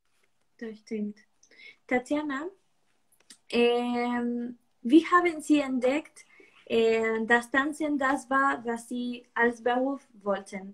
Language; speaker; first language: German; non-native, learner; Spanish